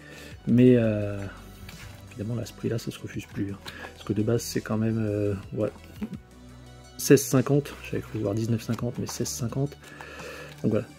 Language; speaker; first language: French; native; French